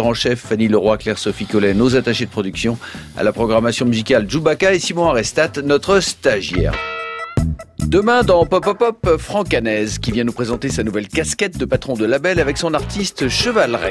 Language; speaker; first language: French; native; French